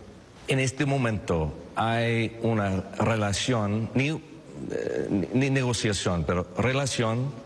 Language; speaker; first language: Spanish; non-native, fluent; English